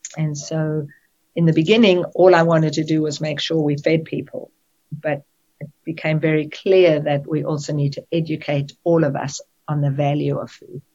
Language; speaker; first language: English; native; English